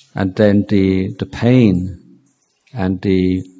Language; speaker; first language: English; native; English